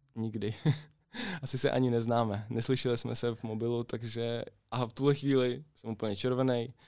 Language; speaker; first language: Czech; non-native, fluent; Ukrainian